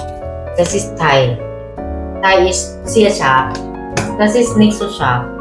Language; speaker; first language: German; non-native, learner; Thai